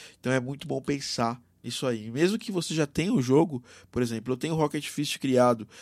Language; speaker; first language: Portuguese; native; Portuguese